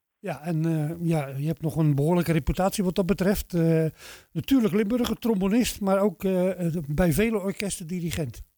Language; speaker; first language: Dutch; native; Dutch